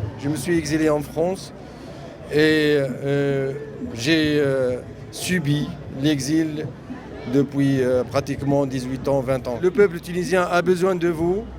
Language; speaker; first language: French; non-native, local second language; Arabic